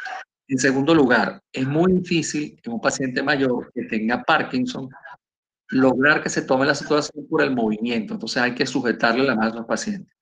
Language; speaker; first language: Spanish; native; Spanish